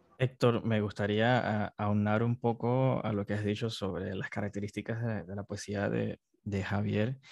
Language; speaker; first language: Spanish; native; Spanish